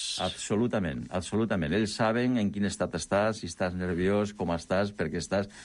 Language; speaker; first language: Catalan; non-native, local second language; Spanish